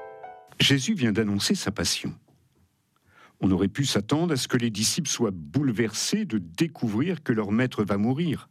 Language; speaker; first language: French; native; French